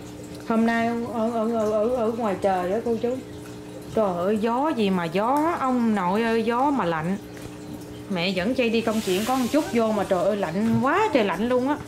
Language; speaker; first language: Vietnamese; native; Vietnamese